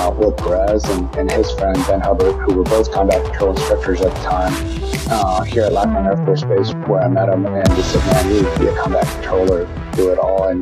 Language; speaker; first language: English; native; English